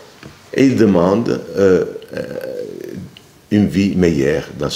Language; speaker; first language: French; non-native, fluent; Italian